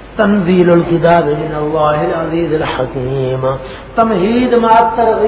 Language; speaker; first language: Urdu; non-native, local second language; Punjabi